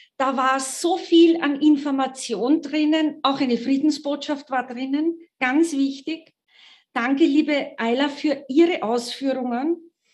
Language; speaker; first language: German; native; German